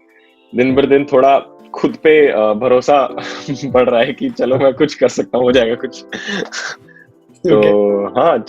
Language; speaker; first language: Hindi; native; Hindi